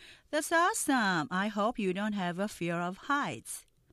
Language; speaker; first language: English; non-native, fluent; Korean